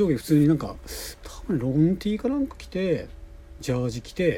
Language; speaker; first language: Japanese; native; Japanese